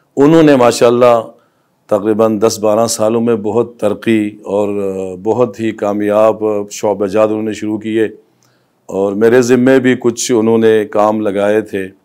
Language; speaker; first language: Urdu; non-native, local second language; Balti